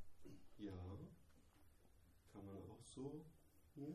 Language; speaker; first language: German; non-native, learner; Persian